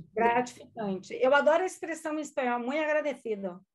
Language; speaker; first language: Portuguese; non-native, local second language; German